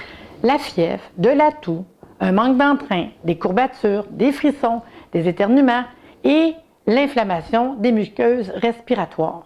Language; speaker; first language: French; native; French